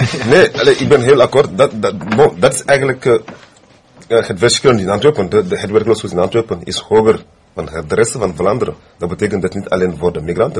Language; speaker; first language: Dutch; non-native, fluent; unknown